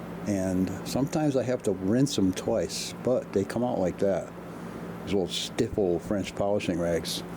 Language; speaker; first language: English; native; English